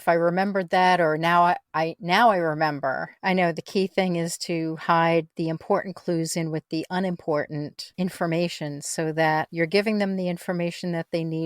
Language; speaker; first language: English; native; English